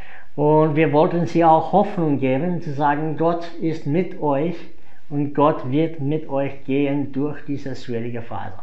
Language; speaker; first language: German; non-native, fluent; English